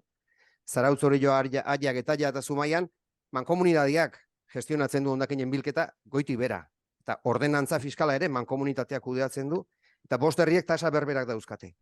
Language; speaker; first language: Basque; native; Basque